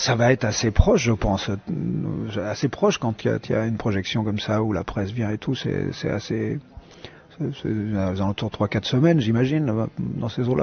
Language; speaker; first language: French; native; French